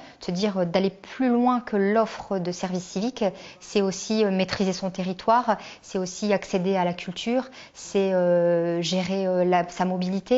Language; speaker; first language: French; native; French